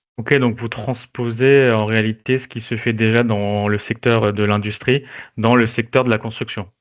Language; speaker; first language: French; native; French